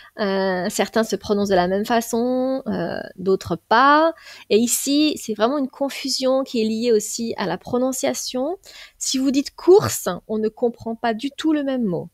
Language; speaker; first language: French; native; French